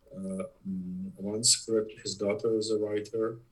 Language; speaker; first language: English; non-native, fluent; Polish